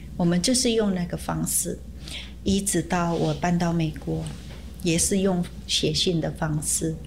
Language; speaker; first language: Chinese; non-native, fluent; Indonesian